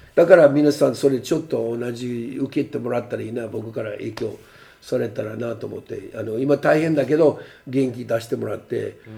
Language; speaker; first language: Japanese; non-native, fluent; English